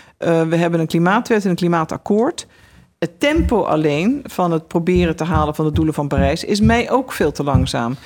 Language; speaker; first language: Dutch; native; Dutch